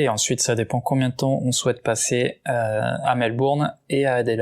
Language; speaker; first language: French; native; French